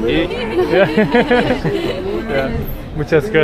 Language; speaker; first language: Spanish; non-native, learner; Turkish